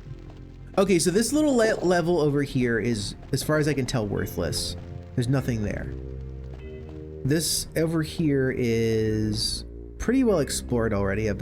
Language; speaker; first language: English; native; English